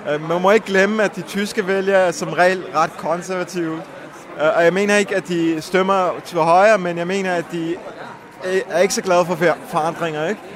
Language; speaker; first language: Danish; early bilingual, heritage; Danish